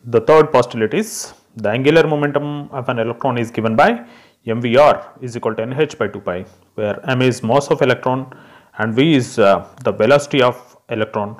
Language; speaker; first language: English; non-native, local second language; Telugu